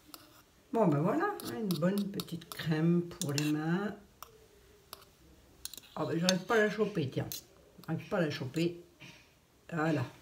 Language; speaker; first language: French; native; French